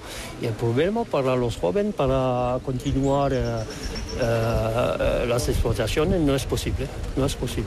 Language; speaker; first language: Spanish; non-native, learner; French